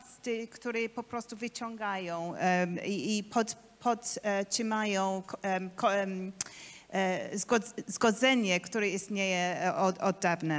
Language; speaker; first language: Polish; non-native, learner; English